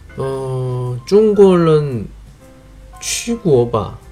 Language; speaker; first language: Chinese; non-native, learner; Korean